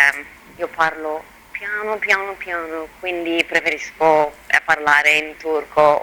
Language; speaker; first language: Italian; non-native, learner; Turkish